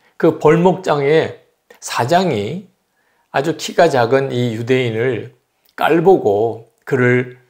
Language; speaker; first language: Korean; native; Korean